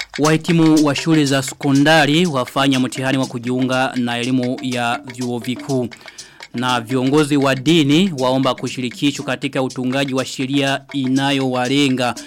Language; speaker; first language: Swahili; non-native, local second language; Rundi